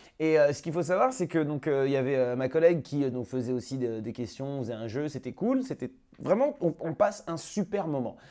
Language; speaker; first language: French; native; French